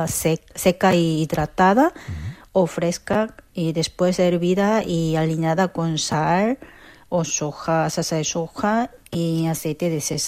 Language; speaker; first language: Spanish; non-native, fluent; Korean